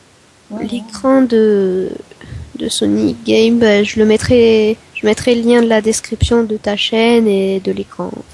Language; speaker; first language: French; native; French